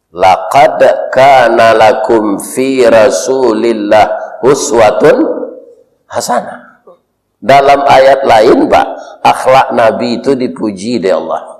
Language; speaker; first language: Malay; non-native, local second language; Minangkabau